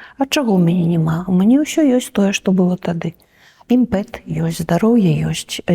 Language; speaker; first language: Belarusian; native; Belarusian